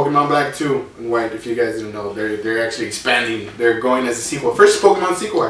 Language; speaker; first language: English; native; English